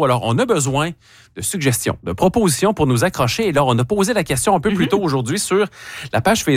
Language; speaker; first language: French; native; French